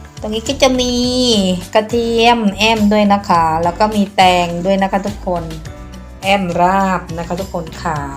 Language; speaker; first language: Thai; non-native, local second language; Northeastern Thai